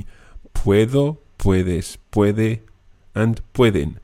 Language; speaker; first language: Spanish; non-native, fluent; English